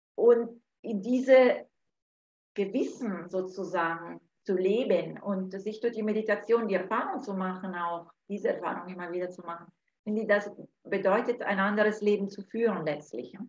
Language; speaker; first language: German; non-native, fluent; Italian